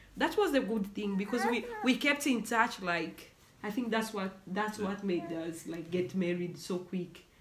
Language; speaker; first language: English; non-native, local second language; Swahili